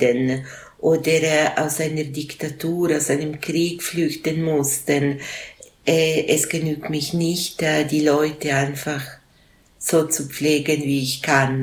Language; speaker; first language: German; non-native, local second language; Italian